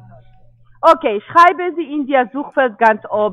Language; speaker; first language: German; non-native, fluent; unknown